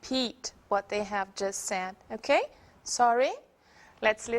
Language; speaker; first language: English; non-native, fluent; Portuguese